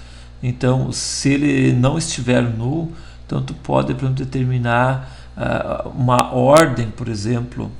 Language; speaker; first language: Portuguese; native; Portuguese